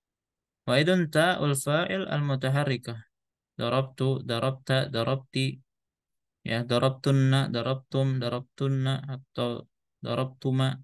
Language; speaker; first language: Arabic; non-native, fluent; Indonesian